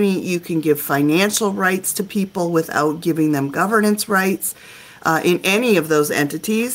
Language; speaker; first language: English; native; English